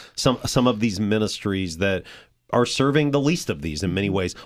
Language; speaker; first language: English; native; English